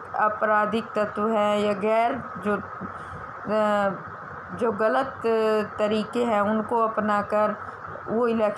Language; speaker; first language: Hindi; native; Hindi